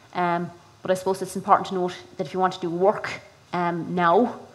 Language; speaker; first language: English; native; English